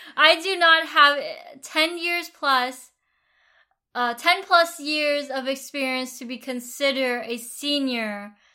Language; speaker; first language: English; early bilingual, other home language; Vietnamese